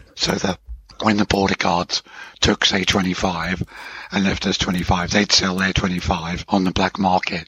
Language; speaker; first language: English; native; English